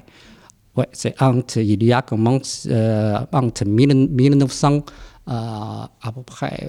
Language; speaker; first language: French; non-native, fluent; Chinese